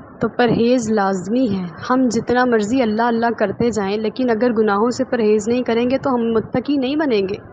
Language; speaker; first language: Urdu; native; Urdu